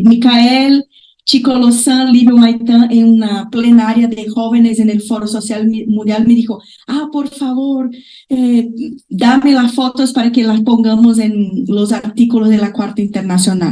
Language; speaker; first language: Spanish; non-native, fluent; Portuguese